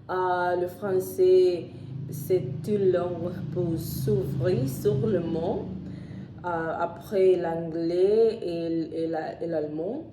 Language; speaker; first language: French; non-native, learner; Spanish